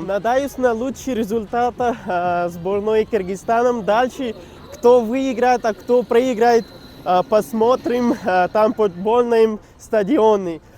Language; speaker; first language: Russian; non-native, learner; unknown